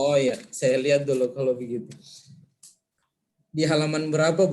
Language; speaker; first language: Indonesian; native; Indonesian